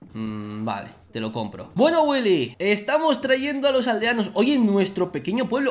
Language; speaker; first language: Spanish; native; Spanish